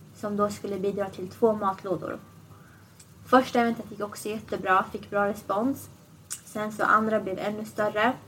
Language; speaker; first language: Swedish; early bilingual, other home language; Assyrian Neo-Aramaic